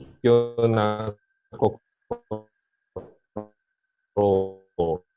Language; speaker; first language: Japanese; non-native, fluent; Indonesian